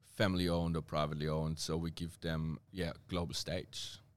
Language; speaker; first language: English; non-native, fluent; German